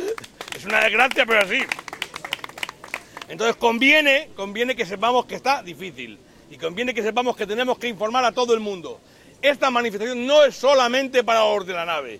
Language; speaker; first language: Spanish; native; Spanish